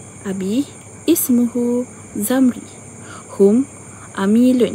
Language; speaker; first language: Arabic; non-native, learner; Malay